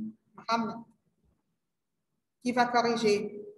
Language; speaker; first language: French; non-native, learner; Arabic